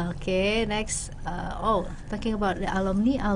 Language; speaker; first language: English; non-native, local second language; Indonesian